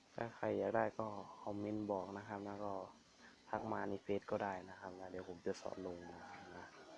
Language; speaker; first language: Thai; native; Thai